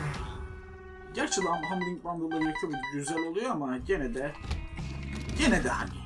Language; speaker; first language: Turkish; native; Turkish